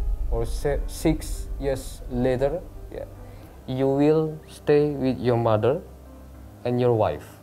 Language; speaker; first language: English; non-native, learner; Indonesian